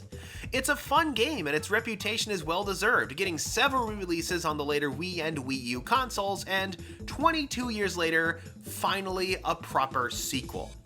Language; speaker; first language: English; native; English